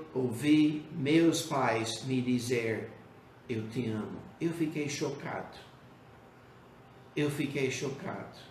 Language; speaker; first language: Portuguese; non-native, fluent; English